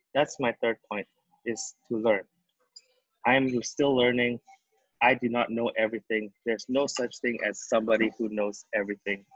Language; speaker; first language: English; non-native, fluent; Indonesian